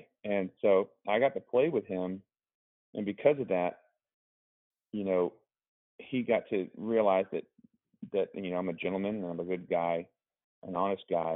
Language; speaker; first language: English; native; English